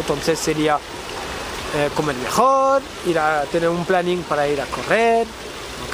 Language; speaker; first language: Spanish; non-native, fluent; French